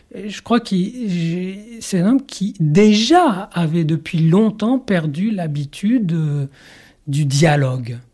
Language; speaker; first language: French; non-native, local second language; Arabic